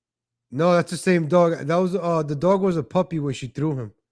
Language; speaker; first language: English; native; English